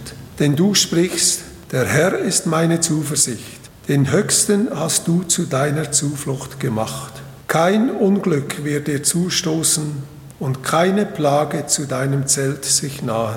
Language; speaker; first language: German; native; German